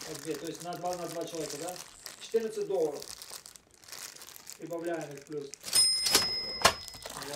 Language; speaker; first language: Russian; native; Russian